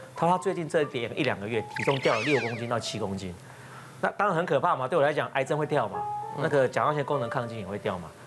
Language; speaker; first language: Chinese; native; Chinese